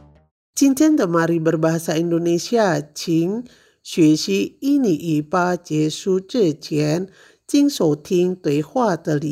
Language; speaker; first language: Chinese; non-native, fluent; Indonesian